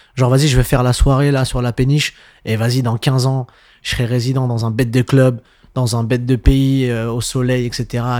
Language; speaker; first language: French; native; French